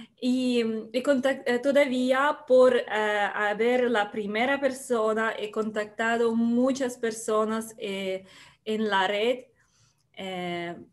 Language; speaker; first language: Spanish; non-native, learner; Russian